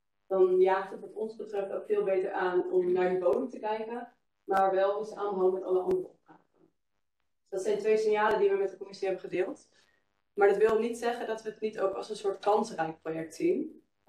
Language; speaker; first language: Dutch; native; Dutch